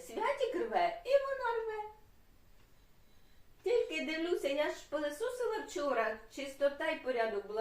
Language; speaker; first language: Ukrainian; native; Ukrainian